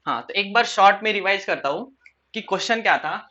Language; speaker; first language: Hindi; non-native, local second language; Marathi